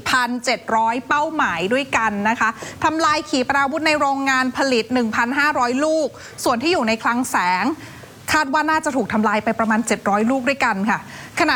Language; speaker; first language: Thai; native; Thai